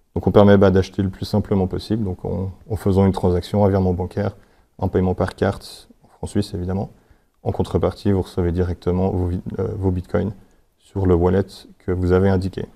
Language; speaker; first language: French; native; French